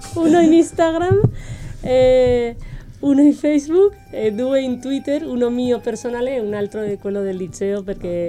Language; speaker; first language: Italian; non-native, fluent; Spanish